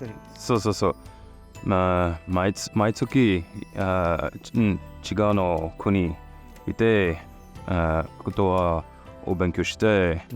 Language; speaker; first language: Japanese; non-native, learner; French